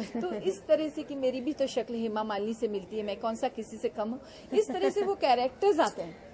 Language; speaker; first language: Hindi; non-native, local second language; Punjabi